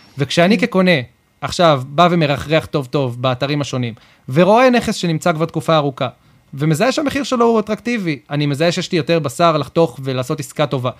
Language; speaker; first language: Hebrew; native; Hebrew